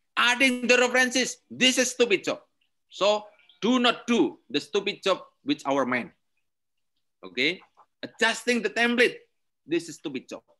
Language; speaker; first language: English; non-native, learner; Indonesian